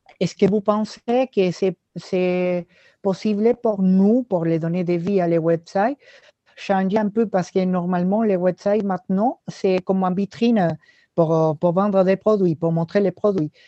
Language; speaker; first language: French; non-native, learner; Spanish